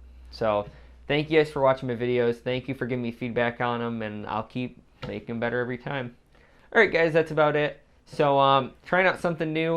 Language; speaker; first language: English; native; English